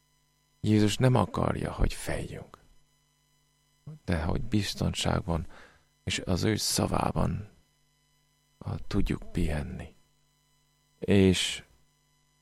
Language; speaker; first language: Hungarian; non-native, fluent; English